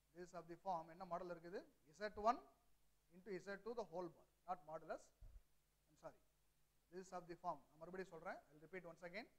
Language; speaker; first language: English; non-native, local second language; Tamil